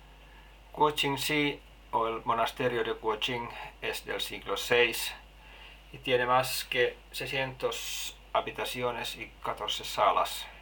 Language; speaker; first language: Spanish; non-native, learner; Finnish